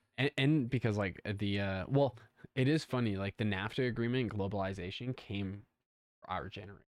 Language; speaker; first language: English; native; English